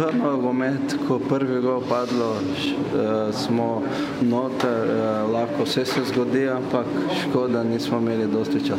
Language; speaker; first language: Slovenian; non-native, fluent; Portuguese